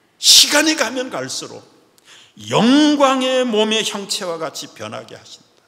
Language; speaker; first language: Korean; native; Korean